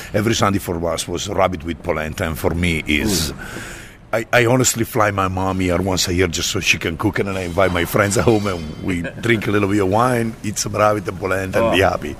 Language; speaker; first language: English; non-native, fluent; Italian